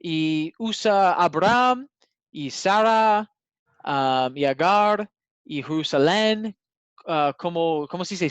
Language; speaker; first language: Spanish; non-native, learner; English